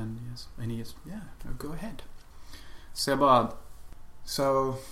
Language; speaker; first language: English; non-native, fluent; Swedish